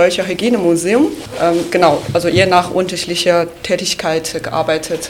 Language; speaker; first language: German; non-native, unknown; Chinese